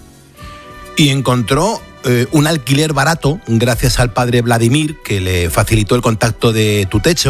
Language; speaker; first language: Spanish; native; Spanish